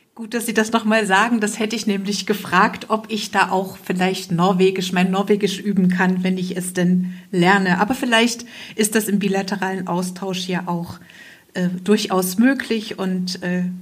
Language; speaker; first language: German; non-native, local second language; Swiss German